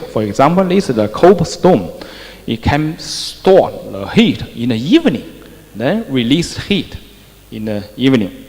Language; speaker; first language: English; non-native, fluent; Chinese